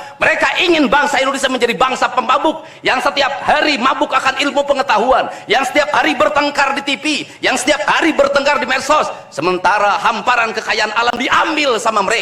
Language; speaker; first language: Indonesian; native; Indonesian